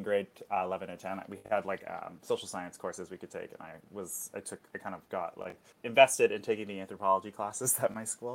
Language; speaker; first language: English; native; English